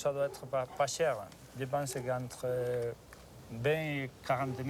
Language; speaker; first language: French; non-native, fluent; Spanish